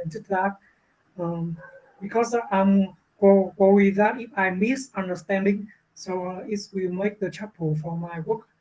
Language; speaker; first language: English; non-native, learner; Vietnamese